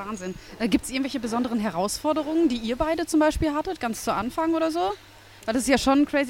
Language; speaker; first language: German; native; German